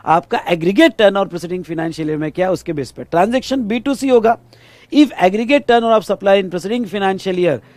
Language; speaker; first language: Hindi; non-native, local second language; Marathi